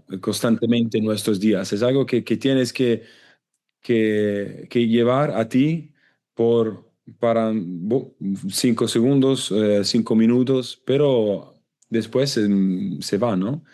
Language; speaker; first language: Spanish; non-native, learner; Italian